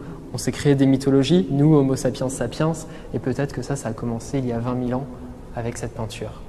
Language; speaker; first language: French; native; French